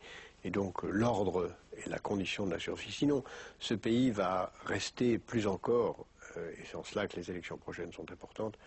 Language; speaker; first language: French; native; French